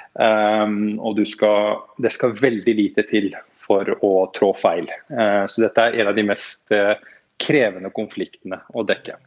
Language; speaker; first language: Norwegian; native; Norwegian